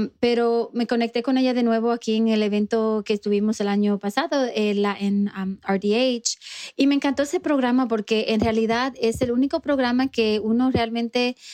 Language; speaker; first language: Spanish; early bilingual, heritage; Spanish